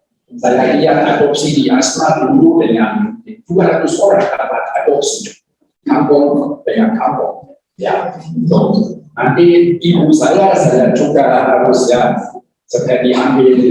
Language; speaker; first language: Indonesian; non-native, learner; German